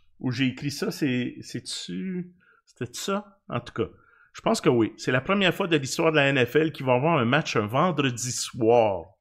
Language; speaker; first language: French; native; French